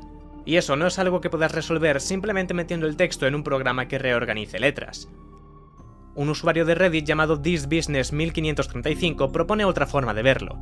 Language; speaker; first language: Spanish; native; Spanish